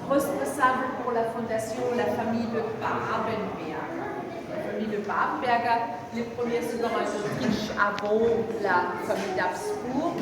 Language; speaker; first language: French; non-native, fluent; German